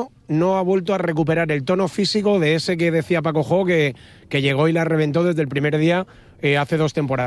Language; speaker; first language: Spanish; native; Spanish